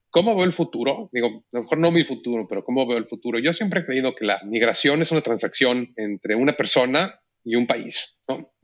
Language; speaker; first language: Spanish; native; Spanish